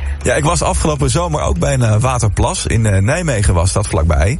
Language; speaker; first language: Dutch; native; Dutch